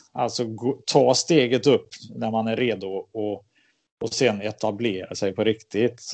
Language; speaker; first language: Swedish; native; Swedish